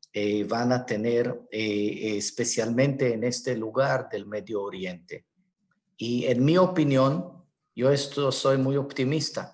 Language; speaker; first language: Spanish; non-native, fluent; Hebrew